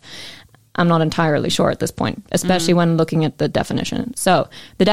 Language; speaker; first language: English; native; English